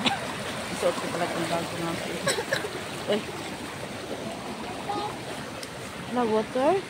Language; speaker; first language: Filipino; non-native, local second language; Cebuano